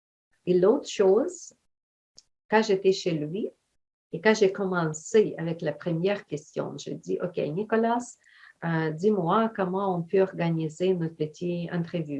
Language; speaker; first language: French; non-native, fluent; Ukrainian